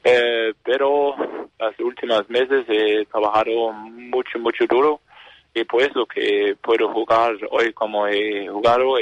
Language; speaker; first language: Spanish; non-native, learner; Danish